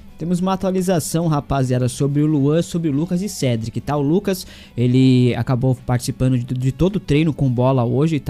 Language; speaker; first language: Portuguese; native; Portuguese